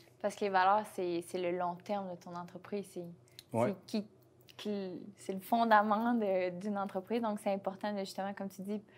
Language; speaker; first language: French; native; French